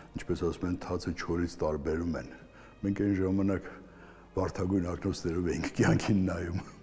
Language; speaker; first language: Armenian; native; Armenian